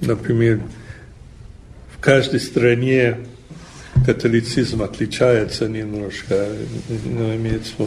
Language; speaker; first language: Russian; non-native, fluent; English